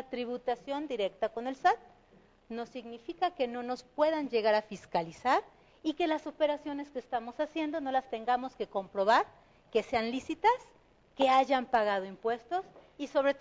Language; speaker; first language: Spanish; native; Spanish